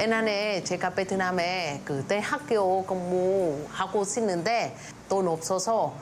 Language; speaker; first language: Korean; non-native, learner; Vietnamese